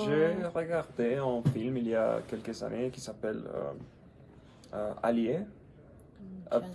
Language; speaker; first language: French; non-native, learner; English